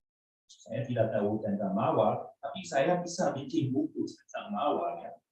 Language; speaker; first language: Indonesian; non-native, learner; German